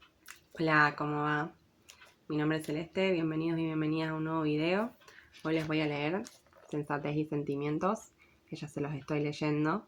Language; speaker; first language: Spanish; native; Spanish